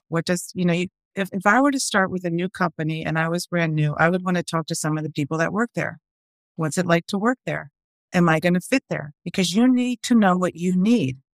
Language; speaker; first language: English; early bilingual, other home language; Spanish